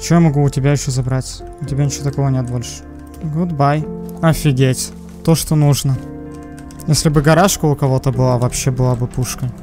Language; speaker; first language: Russian; native; Russian